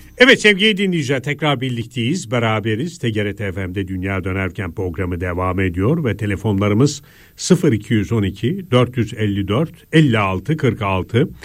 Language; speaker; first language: Turkish; native; Turkish